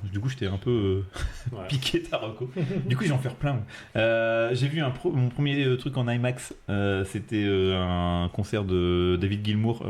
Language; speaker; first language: French; native; French